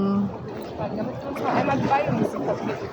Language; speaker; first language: German; native; German